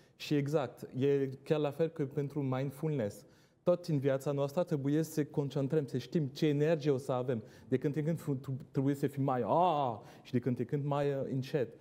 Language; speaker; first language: Romanian; non-native, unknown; French